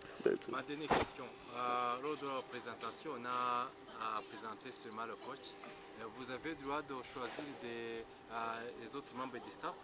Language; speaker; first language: French; non-native, local second language; Kinyarwanda